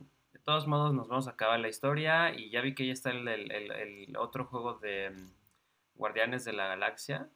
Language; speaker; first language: Spanish; native; Spanish